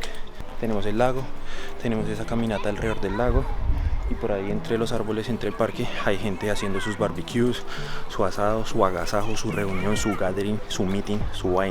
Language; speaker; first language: Spanish; native; Spanish